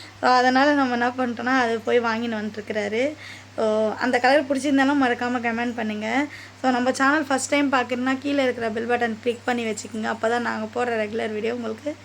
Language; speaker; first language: Tamil; native; Tamil